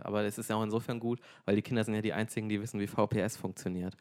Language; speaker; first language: German; native; German